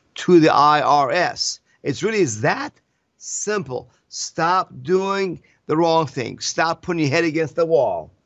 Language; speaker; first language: English; non-native, fluent; Persian